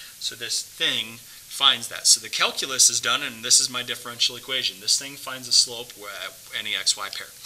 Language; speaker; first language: English; native; English